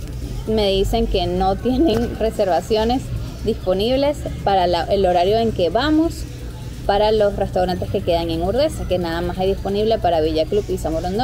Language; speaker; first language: Spanish; native; Spanish